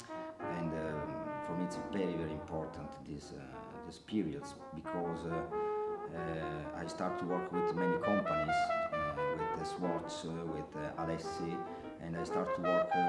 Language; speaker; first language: English; non-native, learner; Italian